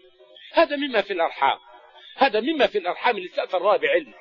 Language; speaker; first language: Arabic; native; Arabic